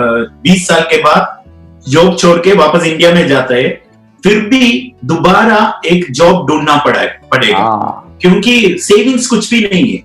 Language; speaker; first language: Hindi; non-native, local second language; Malayalam